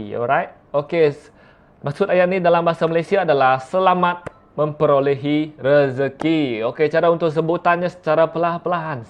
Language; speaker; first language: Malay; non-native, local second language; Iban